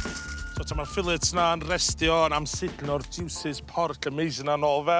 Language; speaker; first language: Welsh; native; Welsh